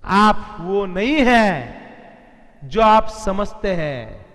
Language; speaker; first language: Hindi; non-native, local second language; Marathi